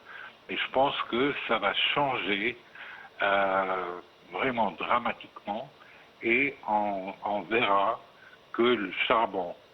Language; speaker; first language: French; non-native, fluent; Arabic